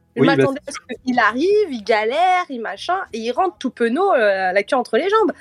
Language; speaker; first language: French; early bilingual, heritage; French